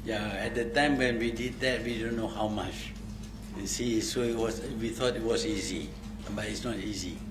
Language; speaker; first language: English; non-native, local second language; Malay